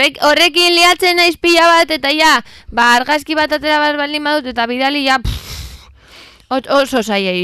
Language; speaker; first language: Basque; native; Basque